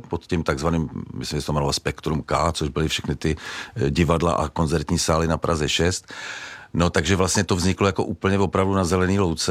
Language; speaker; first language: Czech; native; Czech